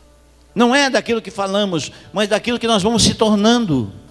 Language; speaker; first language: Portuguese; native; Portuguese